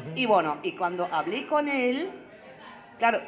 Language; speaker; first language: Spanish; non-native, fluent; German